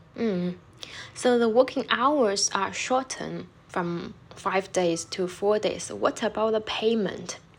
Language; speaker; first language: English; non-native, fluent; Chinese